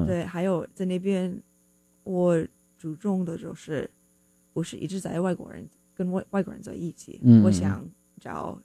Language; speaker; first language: Chinese; non-native, fluent; English